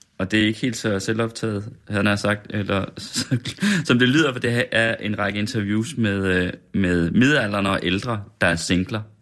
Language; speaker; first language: Danish; native; Danish